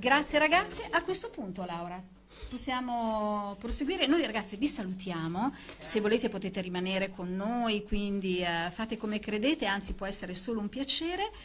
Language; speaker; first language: Italian; native; Italian